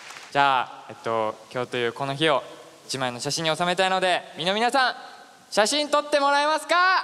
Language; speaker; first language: Japanese; native; Japanese